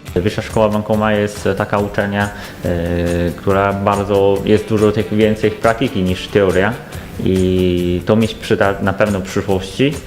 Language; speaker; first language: Polish; non-native, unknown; Chinese